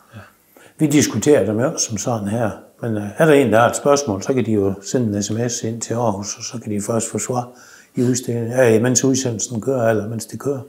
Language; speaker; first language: Danish; native; Danish